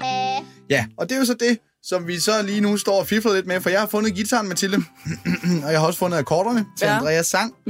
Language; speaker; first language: Danish; native; Danish